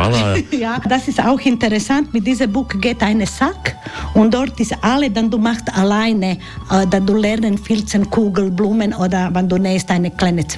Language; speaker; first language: German; non-native, learner; Croatian